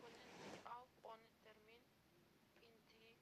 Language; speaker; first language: German; non-native, learner; Macedonian